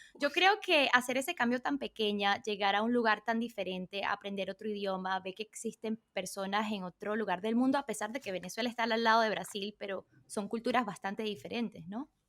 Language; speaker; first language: Spanish; early bilingual, other home language; Portuguese